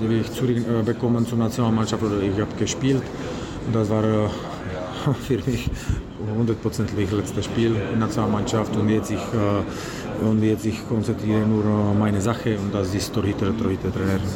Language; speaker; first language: German; non-native, learner; Czech